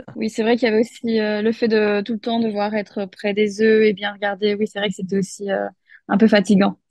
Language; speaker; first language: French; native; French